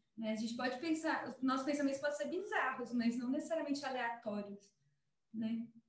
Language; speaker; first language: Portuguese; native; Portuguese